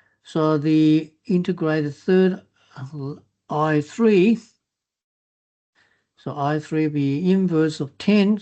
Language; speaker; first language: English; non-native, fluent; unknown